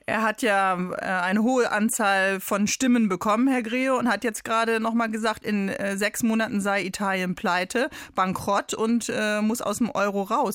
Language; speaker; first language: German; native; German